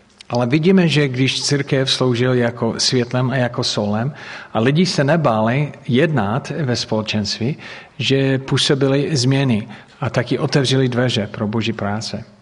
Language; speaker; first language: Czech; non-native, fluent; English